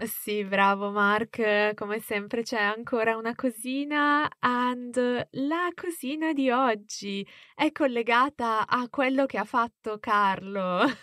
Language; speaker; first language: Italian; native; Italian